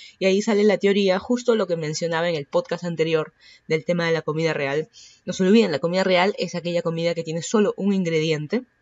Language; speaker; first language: Spanish; native; Spanish